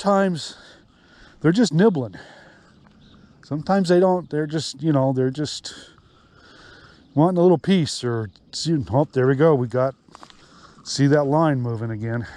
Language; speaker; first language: English; native; English